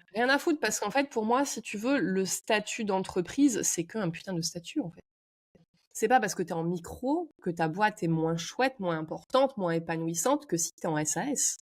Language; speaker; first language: French; native; French